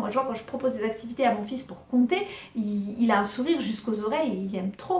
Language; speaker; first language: French; native; French